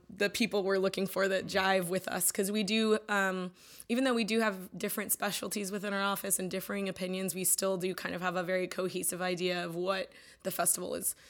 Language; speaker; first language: English; native; English